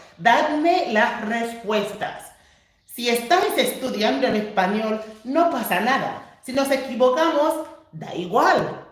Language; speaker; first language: Spanish; non-native, fluent; English